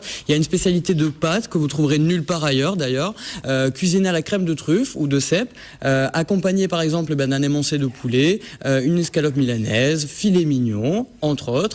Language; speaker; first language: French; native; French